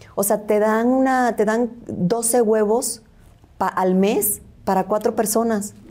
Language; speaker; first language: Spanish; native; Spanish